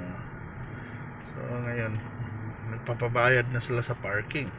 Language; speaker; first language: Filipino; non-native, local second language; Cebuano